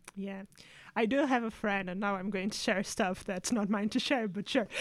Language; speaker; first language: English; non-native, fluent; Spanish